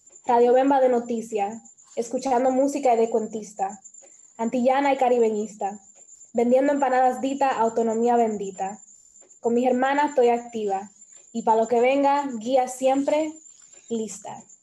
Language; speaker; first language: Spanish; early bilingual, heritage; Spanish